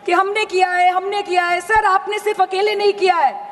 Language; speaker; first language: Hindi; non-native, local second language; Bangla